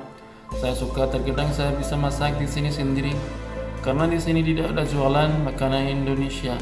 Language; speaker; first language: Indonesian; non-native, learner; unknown